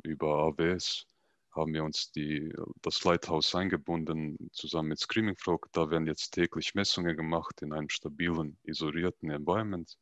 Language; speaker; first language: German; native; German